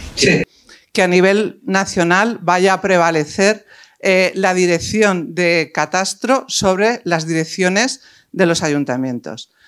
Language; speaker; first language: Spanish; native; Spanish